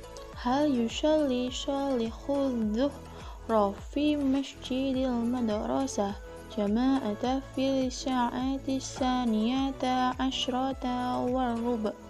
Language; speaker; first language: Arabic; non-native, fluent; Indonesian